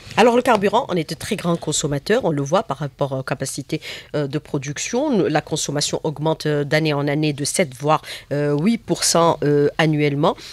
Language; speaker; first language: French; non-native, local second language; Arabic